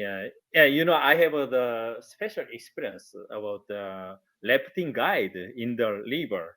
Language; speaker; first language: English; non-native, learner; Korean